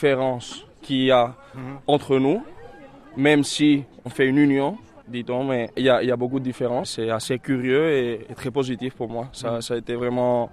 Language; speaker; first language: French; non-native, fluent; Spanish